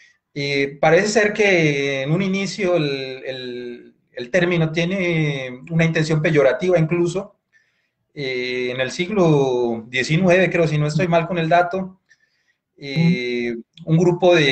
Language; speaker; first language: Spanish; native; Spanish